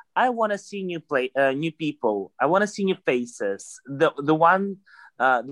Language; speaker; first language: English; non-native, fluent; Russian